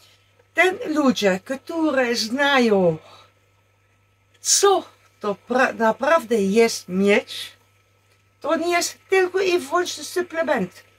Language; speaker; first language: Polish; non-native, learner; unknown